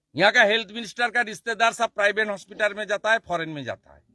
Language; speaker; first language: Hindi; non-native, local second language; Bangla